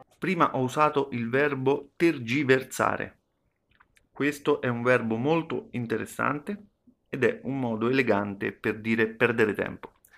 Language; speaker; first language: Italian; native; Italian